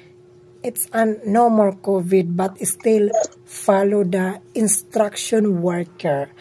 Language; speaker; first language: English; non-native, learner; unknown